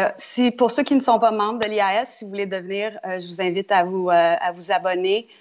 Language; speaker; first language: French; native; French